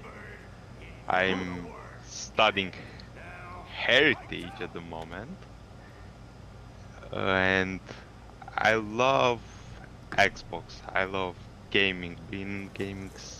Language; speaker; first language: English; non-native, fluent; Romanian